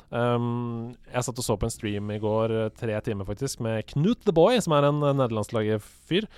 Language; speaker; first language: Norwegian; native; Norwegian